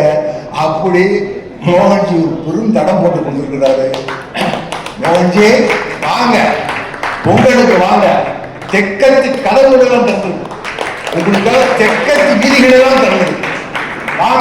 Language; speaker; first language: Tamil; native; Tamil